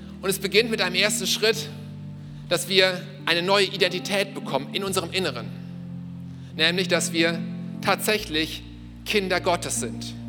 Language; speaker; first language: German; native; German